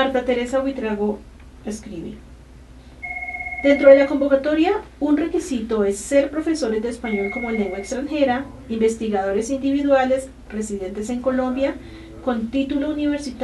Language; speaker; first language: Spanish; native; Spanish